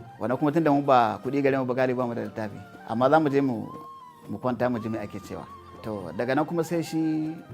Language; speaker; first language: Hausa; native; Hausa